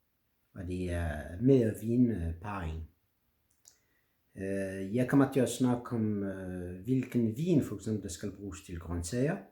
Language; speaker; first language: Danish; non-native, fluent; French